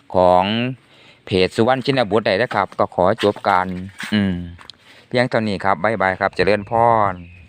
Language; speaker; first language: Thai; native; Thai